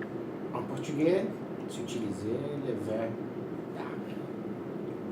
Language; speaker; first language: French; non-native, learner; Portuguese